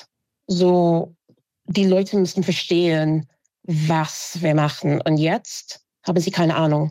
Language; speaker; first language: German; non-native, fluent; English